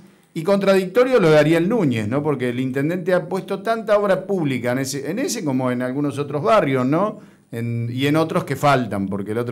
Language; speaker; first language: Spanish; native; Spanish